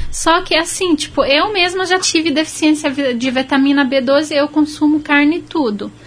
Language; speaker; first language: Portuguese; non-native, fluent; Arabic